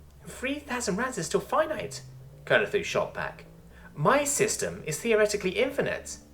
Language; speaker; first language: English; native; English